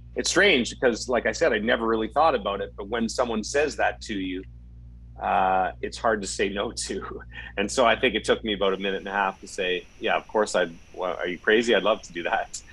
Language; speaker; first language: English; native; English